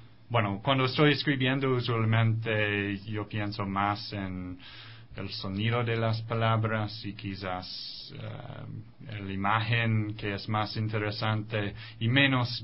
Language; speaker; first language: Spanish; non-native, fluent; English